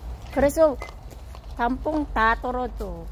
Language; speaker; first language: Korean; non-native, learner; Filipino